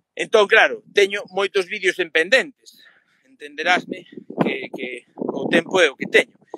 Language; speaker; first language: Galician; native; Galician